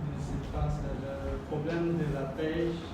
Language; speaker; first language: French; non-native, learner; Khmer